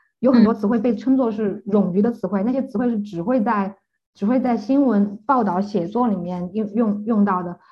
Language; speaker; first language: Chinese; native; Chinese